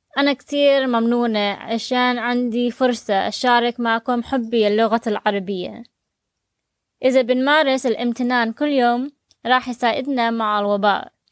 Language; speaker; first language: Arabic; native; Arabic